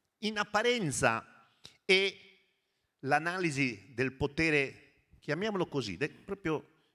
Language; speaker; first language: Italian; native; Italian